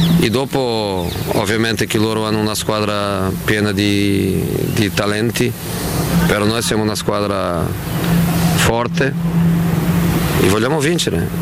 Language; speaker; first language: Italian; non-native, fluent; Portuguese